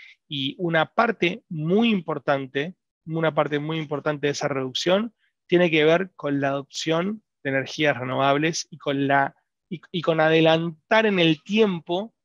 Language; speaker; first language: Spanish; native; Spanish